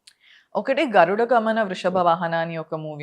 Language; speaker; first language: Telugu; non-native, fluent; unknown